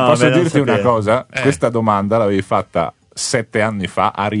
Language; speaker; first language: Italian; native; Italian